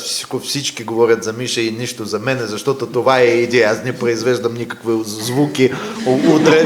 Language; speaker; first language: Bulgarian; non-native, fluent; Russian